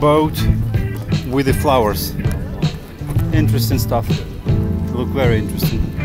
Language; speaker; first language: English; non-native, fluent; Ukrainian